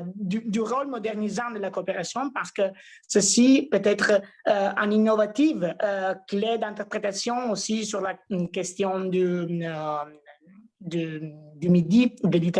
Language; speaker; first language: French; non-native, fluent; Italian